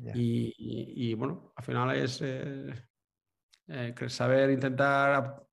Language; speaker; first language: Spanish; native; Spanish